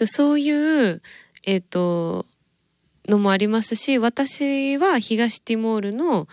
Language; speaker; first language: Japanese; native; Japanese